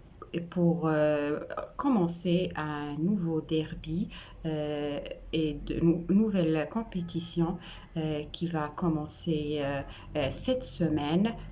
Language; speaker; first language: French; non-native, local second language; Arabic